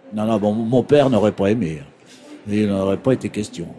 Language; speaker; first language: French; native; French